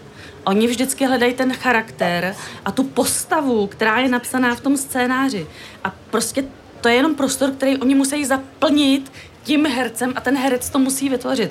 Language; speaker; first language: Czech; native; Czech